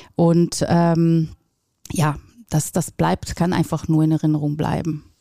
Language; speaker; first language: German; non-native, fluent; Italian